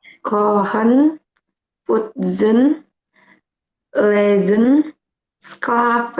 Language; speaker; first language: German; non-native, learner; Indonesian